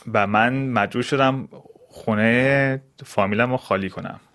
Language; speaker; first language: Persian; early bilingual, heritage; Persian